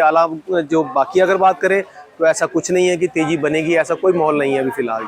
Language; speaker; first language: Hindi; native; Hindi